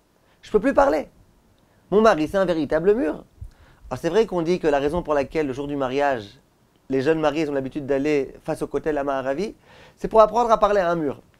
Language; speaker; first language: French; native; French